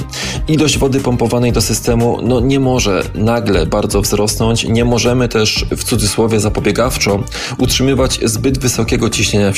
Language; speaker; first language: Polish; native; Polish